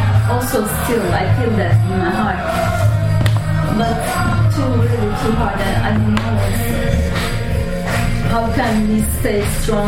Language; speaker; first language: English; non-native, learner; Turkish